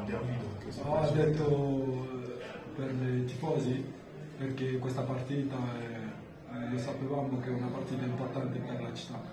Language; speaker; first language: Italian; non-native, learner; French